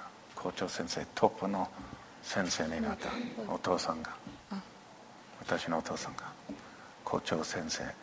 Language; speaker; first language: Japanese; non-native, local second language; English